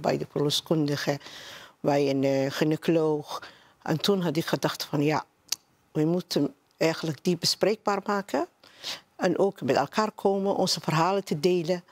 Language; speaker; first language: Dutch; non-native, learner; Somali